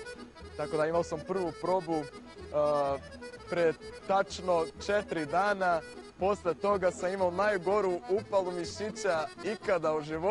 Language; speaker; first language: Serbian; non-native, fluent; Portuguese